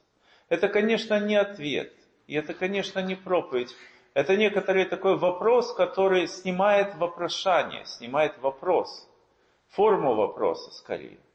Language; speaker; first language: Russian; native; Russian